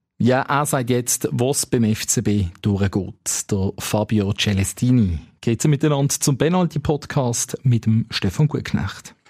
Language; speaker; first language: German; native; German